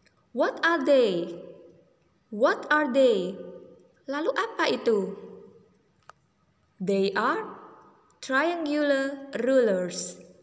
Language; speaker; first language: English; non-native, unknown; Indonesian